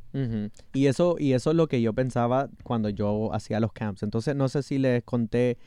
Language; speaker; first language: Spanish; early bilingual, heritage; Spanish